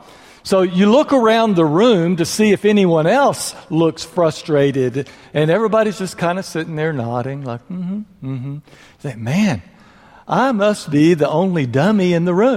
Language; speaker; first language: English; native; English